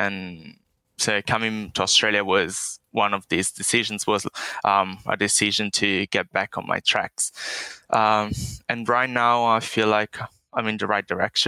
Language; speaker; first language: English; non-native, fluent; Italian